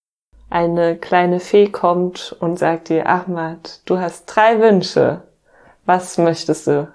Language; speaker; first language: German; native; German